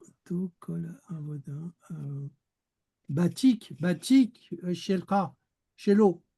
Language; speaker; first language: Hebrew; non-native, learner; French